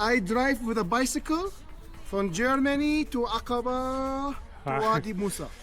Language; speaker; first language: English; non-native, learner; Arabic